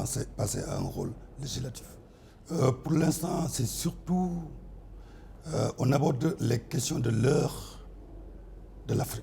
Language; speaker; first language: French; non-native, local second language; Wolof